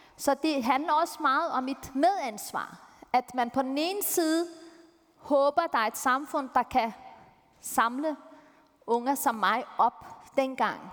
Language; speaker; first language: Danish; early bilingual, other home language; Turkish